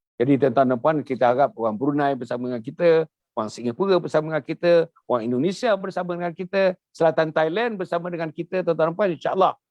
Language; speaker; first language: Malay; native; Malay